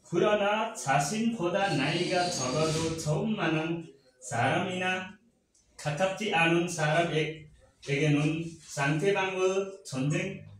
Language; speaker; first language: Korean; non-native, learner; Nepali